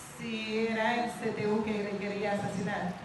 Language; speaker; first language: Spanish; non-native, fluent; Haitian Creole